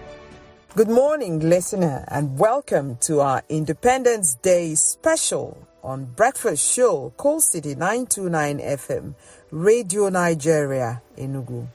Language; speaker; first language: English; non-native, local second language; Igbo